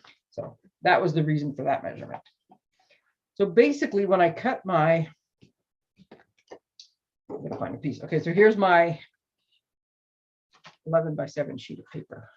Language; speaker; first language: English; native; English